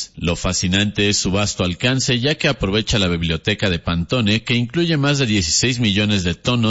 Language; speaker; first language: Spanish; native; Spanish